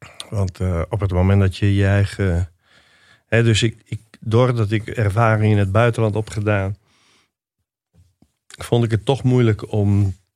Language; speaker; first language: Dutch; non-native, fluent; Italian